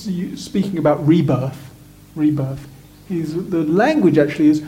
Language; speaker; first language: English; native; English